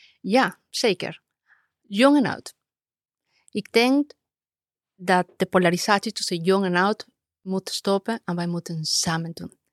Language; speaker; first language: Dutch; non-native, fluent; Spanish